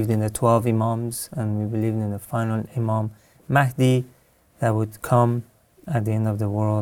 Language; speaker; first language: English; non-native, fluent; Persian